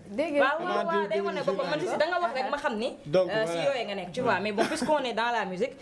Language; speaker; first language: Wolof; native; Wolof